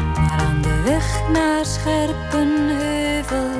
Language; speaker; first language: Dutch; native; Dutch